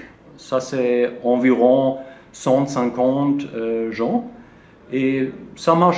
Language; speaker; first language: French; non-native, learner; German